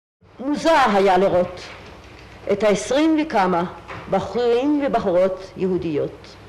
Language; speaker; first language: Hebrew; non-native, fluent; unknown